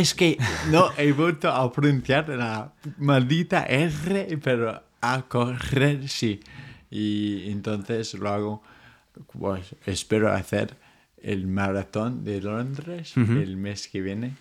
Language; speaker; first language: Spanish; non-native, fluent; English